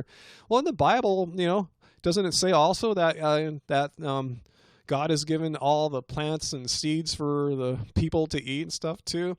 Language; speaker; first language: English; native; English